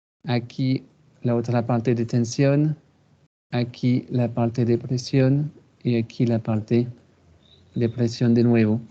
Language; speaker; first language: Spanish; non-native, fluent; French